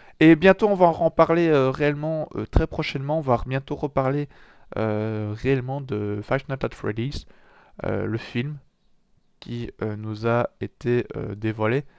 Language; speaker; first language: French; native; French